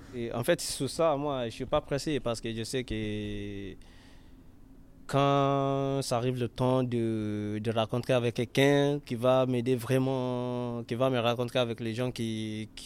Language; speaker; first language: French; non-native, learner; Yoruba